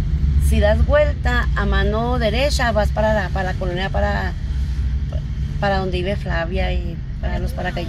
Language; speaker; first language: Spanish; native; Spanish